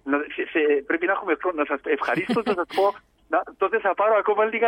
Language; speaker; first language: Greek; native; Greek